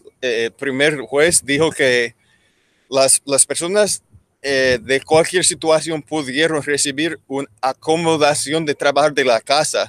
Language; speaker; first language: Spanish; non-native, learner; English